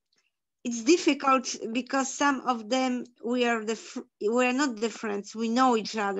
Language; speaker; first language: English; non-native, learner; Polish